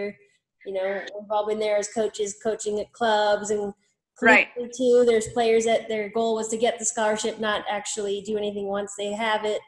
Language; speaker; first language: English; native; English